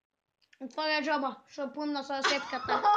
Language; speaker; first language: Bulgarian; native; Bulgarian